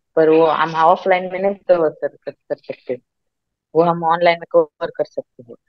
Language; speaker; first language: Hindi; non-native, local second language; Marathi